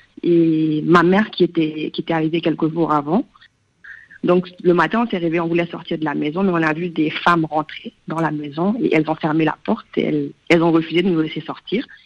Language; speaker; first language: French; non-native, local second language; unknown